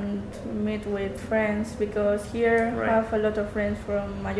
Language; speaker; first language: English; non-native, learner; Spanish